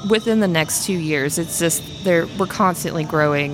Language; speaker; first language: English; native; English